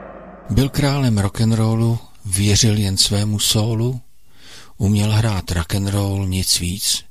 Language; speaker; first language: Czech; native; Czech